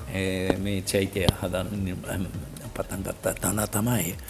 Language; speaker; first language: Sinhala; non-native, learner; Japanese